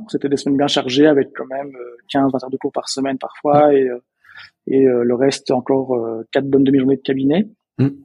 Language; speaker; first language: French; native; French